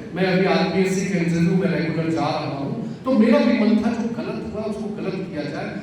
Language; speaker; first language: Hindi; native; Hindi